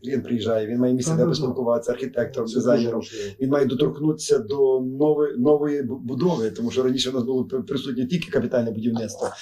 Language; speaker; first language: Ukrainian; native; Ukrainian